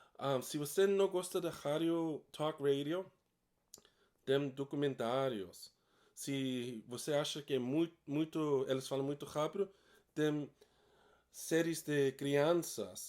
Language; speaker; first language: Portuguese; non-native, learner; English